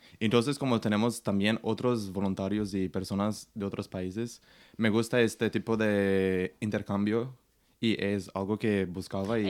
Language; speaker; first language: Spanish; non-native, learner; Portuguese